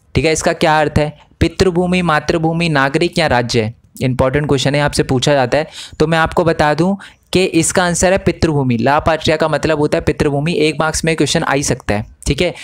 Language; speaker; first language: Hindi; native; Hindi